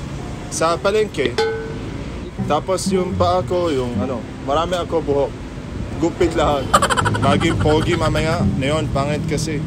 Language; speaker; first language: Filipino; non-native, learner; Arabic